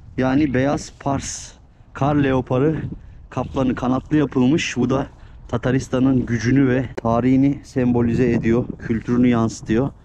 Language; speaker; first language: Turkish; native; Turkish